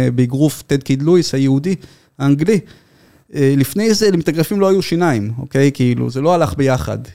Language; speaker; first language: Hebrew; native; Hebrew